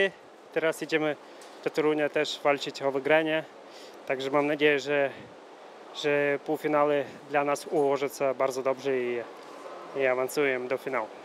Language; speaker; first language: Polish; non-native, fluent; Russian